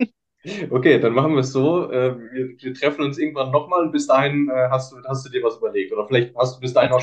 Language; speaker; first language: German; native; German